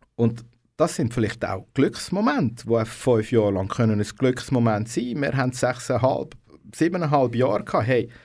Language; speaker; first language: German; native; German